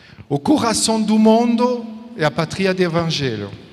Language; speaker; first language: Portuguese; non-native, learner; French